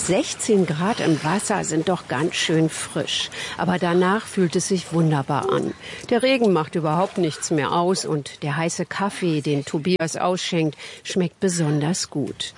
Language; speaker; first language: German; native; German